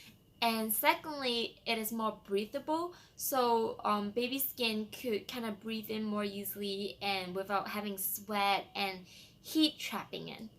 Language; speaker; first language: English; non-native, fluent; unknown